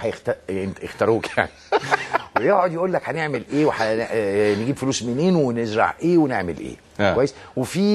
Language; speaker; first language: Arabic; native; Arabic